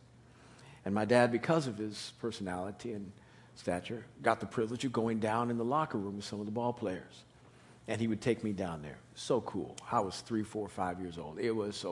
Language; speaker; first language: English; native; English